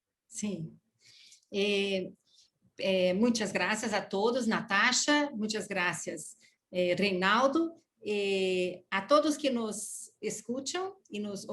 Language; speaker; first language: Spanish; non-native, learner; Portuguese